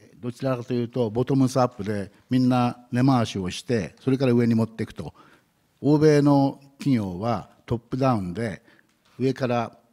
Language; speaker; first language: Japanese; native; Japanese